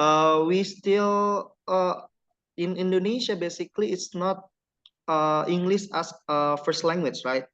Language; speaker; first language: English; non-native, learner; Indonesian